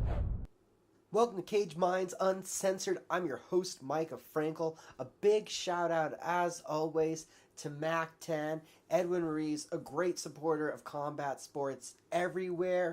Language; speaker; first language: English; native; English